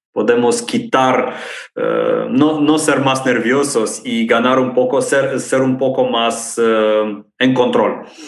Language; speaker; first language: Spanish; non-native, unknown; Romanian